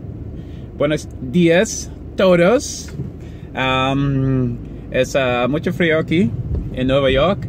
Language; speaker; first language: Spanish; non-native, learner; English